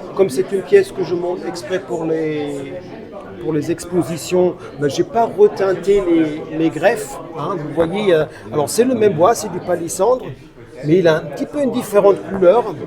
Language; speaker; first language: French; non-native, fluent; German